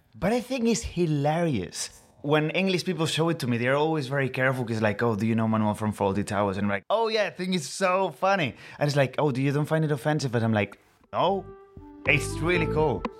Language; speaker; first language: English; non-native, fluent; Spanish